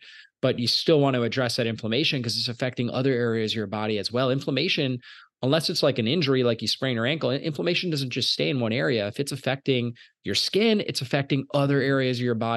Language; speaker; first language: English; native; English